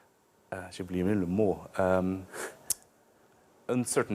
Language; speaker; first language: French; non-native, learner; Dutch